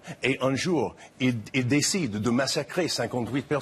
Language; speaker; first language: French; non-native, fluent; English